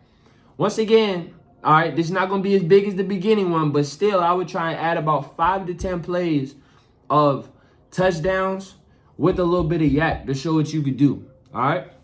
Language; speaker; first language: English; native; English